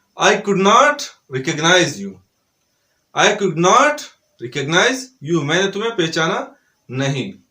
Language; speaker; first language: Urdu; non-native, local second language; Pashto